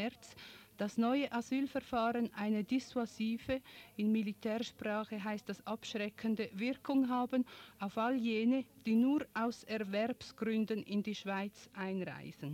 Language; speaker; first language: German; native; German